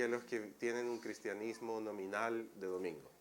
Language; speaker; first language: Spanish; native; Spanish